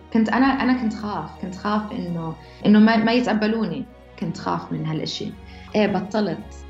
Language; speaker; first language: Arabic; early bilingual, heritage; Arabic